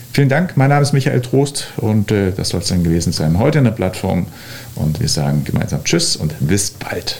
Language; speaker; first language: German; native; German